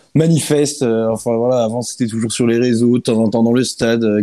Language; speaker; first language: French; native; French